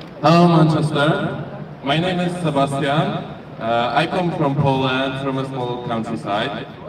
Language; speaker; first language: English; non-native, fluent; Polish